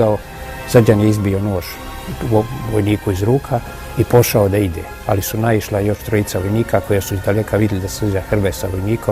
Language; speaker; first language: Bosnian; native; Bosnian